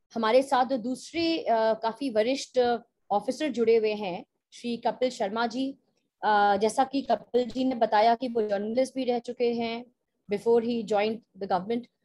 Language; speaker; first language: Hindi; native; Hindi